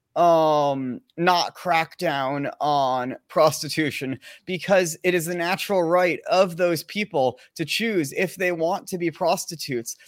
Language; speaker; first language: English; native; English